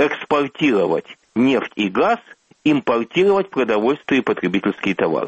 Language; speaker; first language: Russian; native; Russian